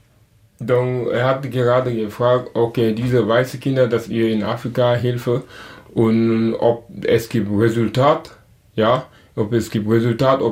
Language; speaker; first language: German; non-native, learner; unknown